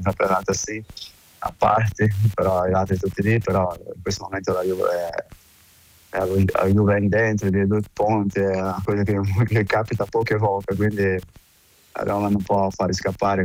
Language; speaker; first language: Italian; non-native, fluent; Portuguese